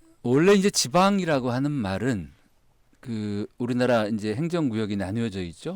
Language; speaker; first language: Korean; native; Korean